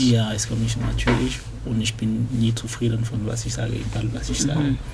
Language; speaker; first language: German; early bilingual, other home language; French